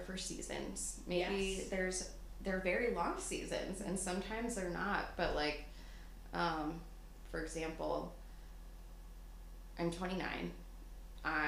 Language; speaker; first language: English; native; English